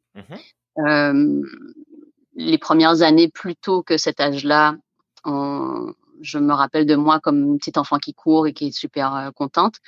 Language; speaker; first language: French; native; French